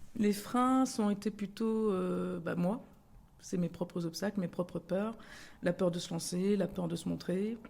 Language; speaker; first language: French; early bilingual, other home language; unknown